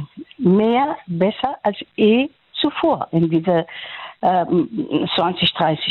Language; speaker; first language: German; non-native, fluent; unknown